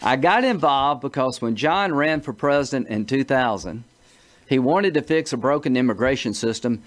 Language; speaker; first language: English; native; English